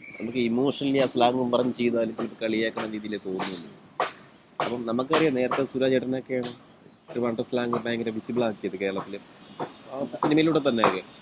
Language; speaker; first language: Malayalam; native; Malayalam